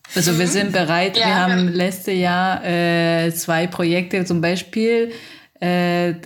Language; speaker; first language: German; non-native, fluent; Italian